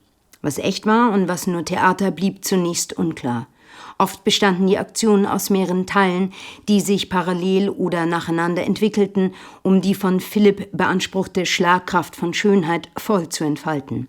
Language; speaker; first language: German; native; German